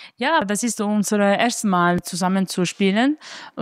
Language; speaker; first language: German; non-native, fluent; Italian